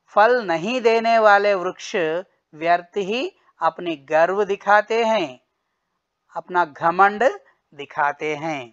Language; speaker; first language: Hindi; non-native, local second language; Telugu